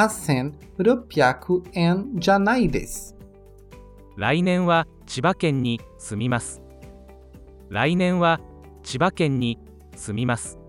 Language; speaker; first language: Japanese; non-native, learner; Portuguese